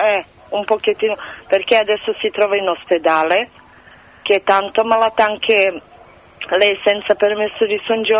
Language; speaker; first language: Italian; non-native, fluent; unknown